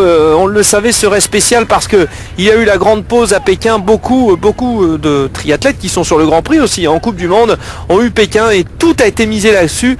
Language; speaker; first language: French; native; French